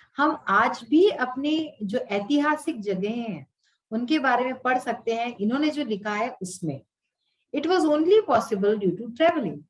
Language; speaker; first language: Hindi; native; Hindi